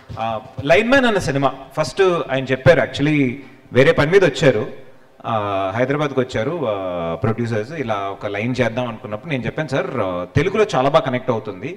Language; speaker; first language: Telugu; native; Telugu